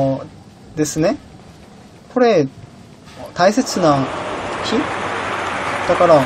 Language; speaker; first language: Japanese; non-native, learner; Korean